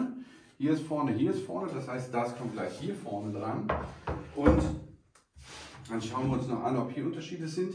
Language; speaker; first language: German; native; German